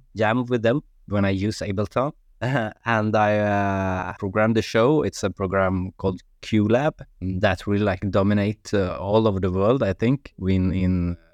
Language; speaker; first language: English; non-native, fluent; Swedish